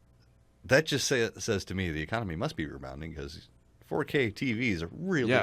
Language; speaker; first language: English; native; English